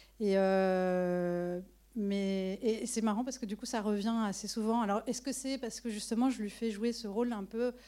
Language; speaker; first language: French; native; French